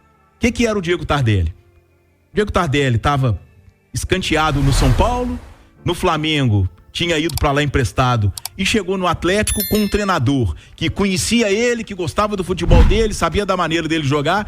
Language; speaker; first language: Portuguese; native; Portuguese